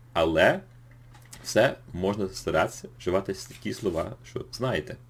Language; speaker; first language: Ukrainian; early bilingual, heritage; English